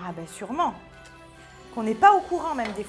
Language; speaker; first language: French; native; French